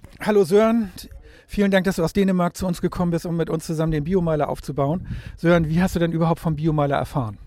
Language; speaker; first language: German; native; German